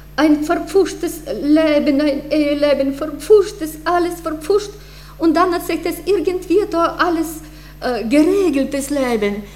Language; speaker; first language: German; non-native, fluent; Russian